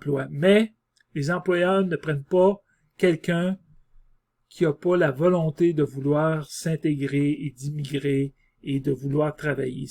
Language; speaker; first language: French; native; French